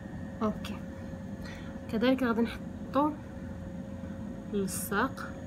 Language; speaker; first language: Arabic; native; Arabic